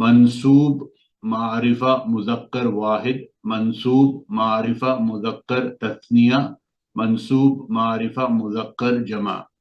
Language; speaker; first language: Arabic; non-native, learner; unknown